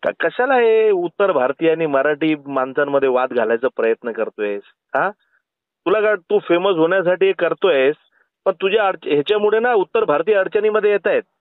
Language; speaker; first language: Marathi; non-native, local second language; Gujarati